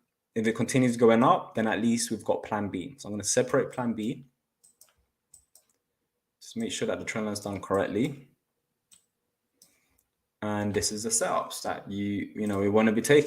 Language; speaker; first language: English; native; English